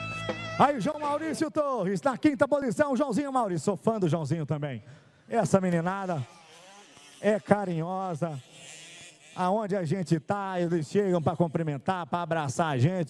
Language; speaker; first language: Portuguese; native; Portuguese